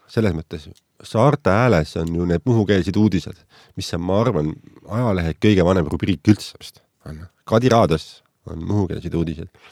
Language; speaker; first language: Estonian; native; Estonian